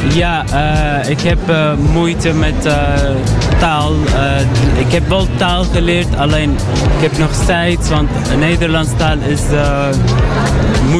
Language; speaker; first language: Dutch; non-native, learner; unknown